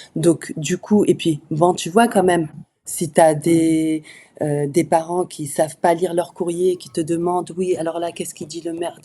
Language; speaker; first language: French; early bilingual, other home language; Arabic